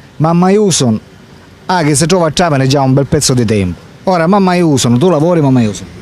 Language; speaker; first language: Italian; native; Italian